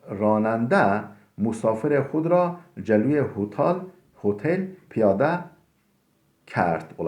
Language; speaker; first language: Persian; non-native, fluent; Turkish